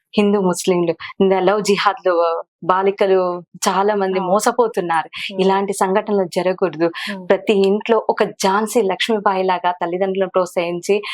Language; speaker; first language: Telugu; non-native, local second language; Kannada